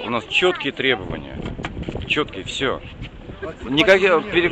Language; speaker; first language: Russian; native; Russian